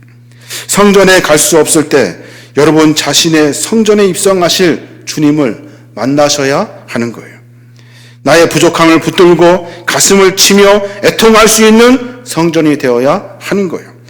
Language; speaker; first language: Korean; native; Korean